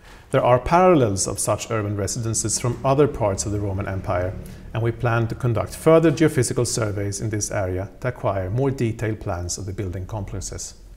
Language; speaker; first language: English; non-native, fluent; Swedish